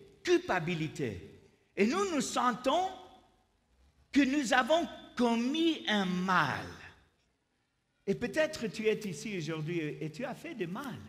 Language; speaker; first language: French; non-native, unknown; English